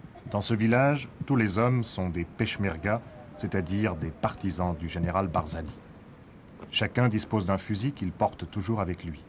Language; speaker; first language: French; native; French